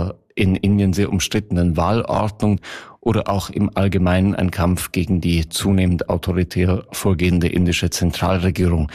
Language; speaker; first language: German; native; German